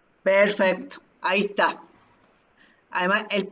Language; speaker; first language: Spanish; native; Spanish